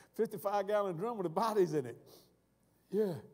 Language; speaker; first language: English; native; English